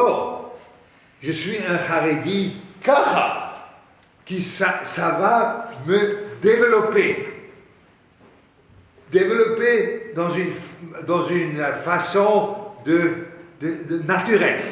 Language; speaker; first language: French; non-native, learner; Hebrew